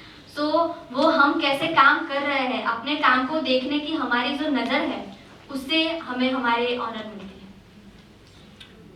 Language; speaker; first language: Hindi; native; Hindi